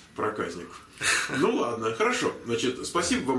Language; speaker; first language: Russian; native; Russian